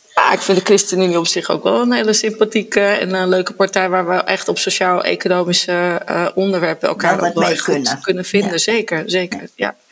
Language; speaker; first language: Dutch; native; Dutch